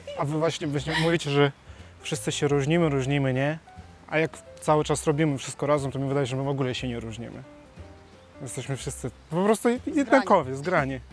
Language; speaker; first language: Polish; non-native, fluent; Russian